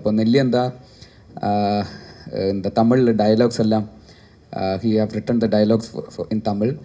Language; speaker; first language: Tamil; non-native, learner; Malayalam